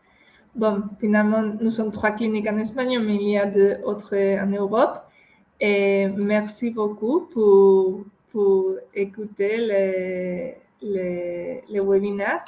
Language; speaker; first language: French; non-native, fluent; Spanish